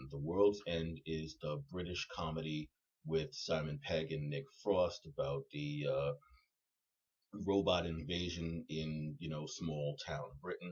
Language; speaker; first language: English; native; English